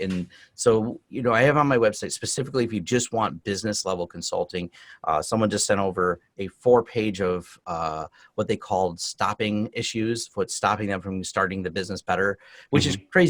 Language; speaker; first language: English; native; English